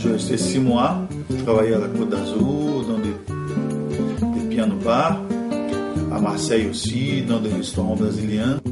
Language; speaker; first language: French; non-native, fluent; Portuguese